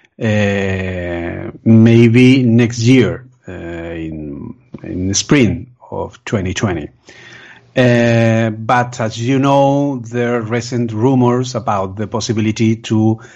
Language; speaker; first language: English; non-native, fluent; Spanish